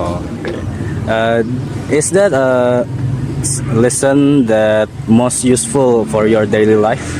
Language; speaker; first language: English; non-native, learner; Indonesian